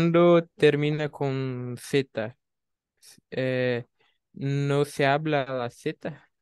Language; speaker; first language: Spanish; non-native, learner; Portuguese